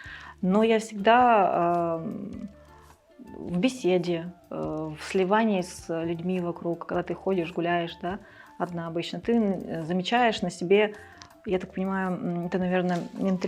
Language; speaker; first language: Russian; early bilingual, other home language; Georgian